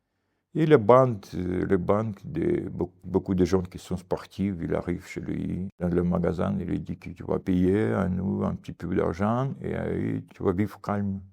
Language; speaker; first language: French; non-native, learner; Ukrainian